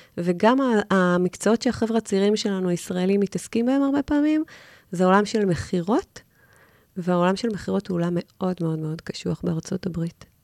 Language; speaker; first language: Hebrew; native; Hebrew